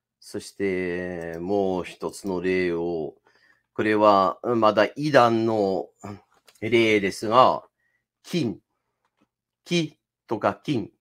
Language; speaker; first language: Japanese; non-native, fluent; English